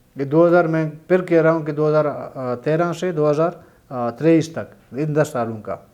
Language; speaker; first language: Urdu; non-native, local second language; Baluchi